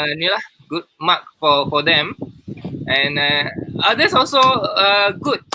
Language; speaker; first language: English; non-native, learner; Malay